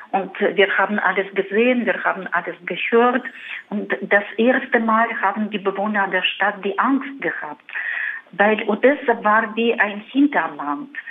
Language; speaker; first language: German; non-native, fluent; Russian